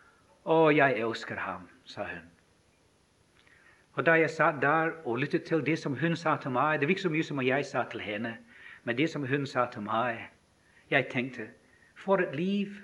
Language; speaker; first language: Norwegian; non-native, fluent; English